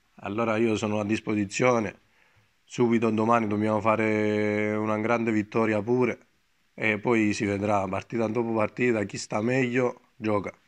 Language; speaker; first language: Italian; non-native, fluent; Greek